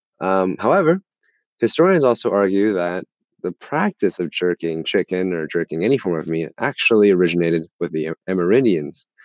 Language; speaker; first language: English; native; English